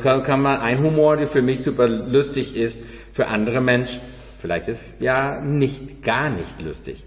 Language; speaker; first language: German; non-native, fluent; Spanish